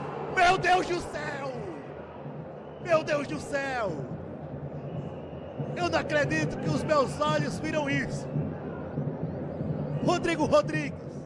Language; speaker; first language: Portuguese; native; Portuguese